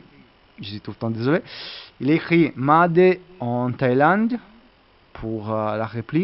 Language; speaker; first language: French; non-native, learner; Italian